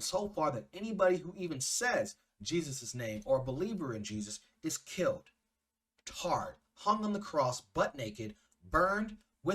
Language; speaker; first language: English; native; English